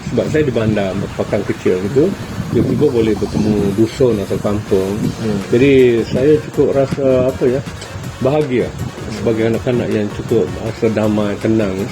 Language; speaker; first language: Malay; native; Malay